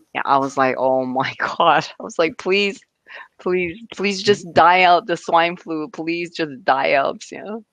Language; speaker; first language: English; native; English